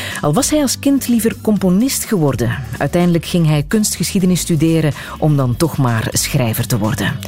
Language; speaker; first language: Dutch; native; Dutch